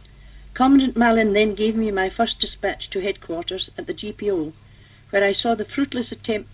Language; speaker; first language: English; native; English